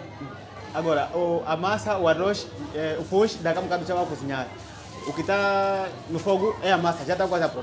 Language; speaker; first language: Portuguese; non-native, fluent; Vietnamese